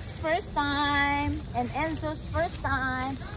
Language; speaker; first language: English; non-native, local second language; Filipino